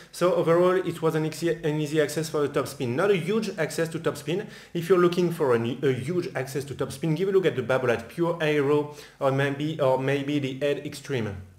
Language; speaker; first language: English; non-native, fluent; French